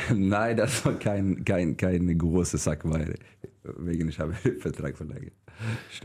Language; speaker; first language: German; non-native, learner; Swedish